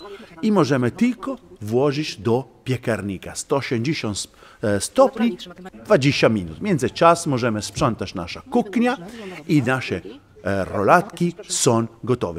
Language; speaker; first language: Polish; non-native, learner; Italian